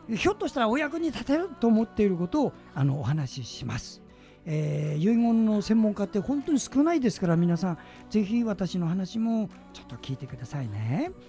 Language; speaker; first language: Japanese; native; Japanese